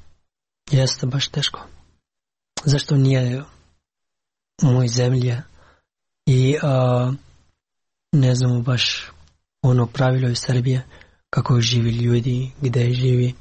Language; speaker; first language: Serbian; non-native, learner; Pashto